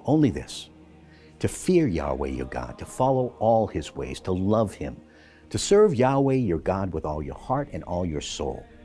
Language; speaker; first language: English; native; English